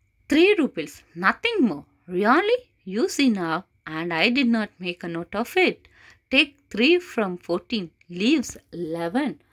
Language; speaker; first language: English; non-native, local second language; Tamil